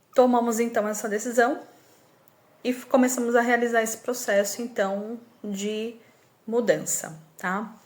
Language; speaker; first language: Portuguese; native; Portuguese